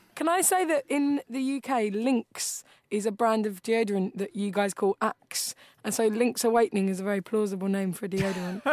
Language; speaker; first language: English; native; English